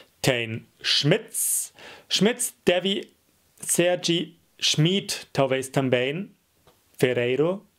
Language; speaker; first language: Portuguese; non-native, fluent; German